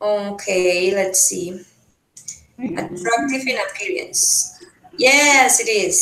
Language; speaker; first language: English; non-native, fluent; Spanish